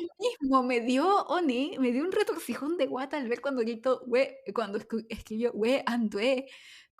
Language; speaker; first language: Spanish; native; Spanish